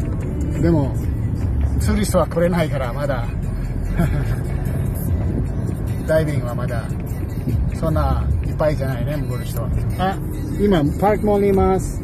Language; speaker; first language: Japanese; non-native, fluent; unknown